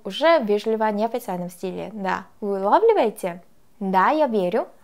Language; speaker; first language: Russian; non-native, fluent; Korean